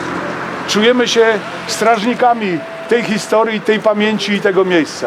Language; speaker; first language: Polish; native; Polish